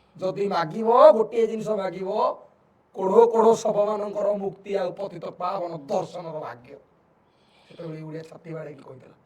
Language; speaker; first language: Odia; native; Odia